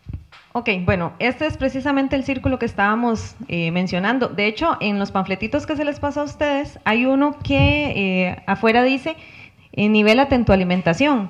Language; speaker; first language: Spanish; native; Spanish